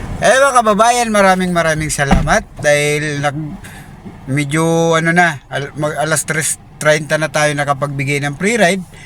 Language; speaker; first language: Filipino; native; Filipino